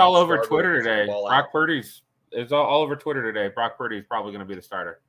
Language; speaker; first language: English; native; English